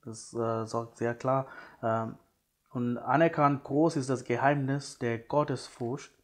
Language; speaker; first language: German; non-native, fluent; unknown